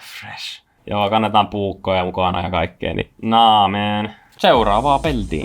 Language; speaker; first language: Finnish; native; Finnish